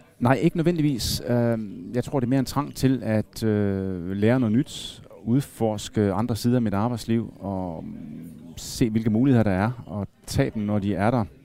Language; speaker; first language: Danish; native; Danish